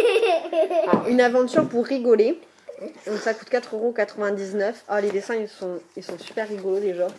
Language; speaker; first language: French; native; French